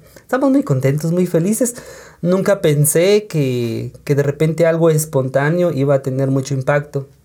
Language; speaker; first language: Spanish; non-native, local second language; Kaqchikel